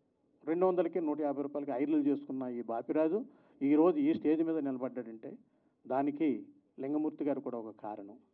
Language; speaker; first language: Telugu; native; Telugu